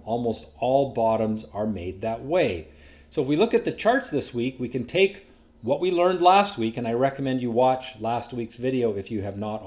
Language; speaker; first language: English; native; English